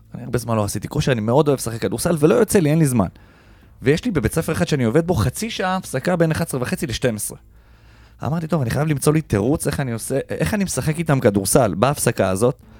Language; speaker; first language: Hebrew; native; Hebrew